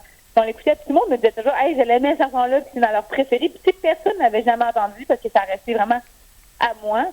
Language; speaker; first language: French; native; French